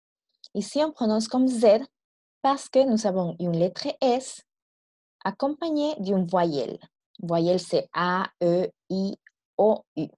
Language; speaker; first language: French; non-native, fluent; Spanish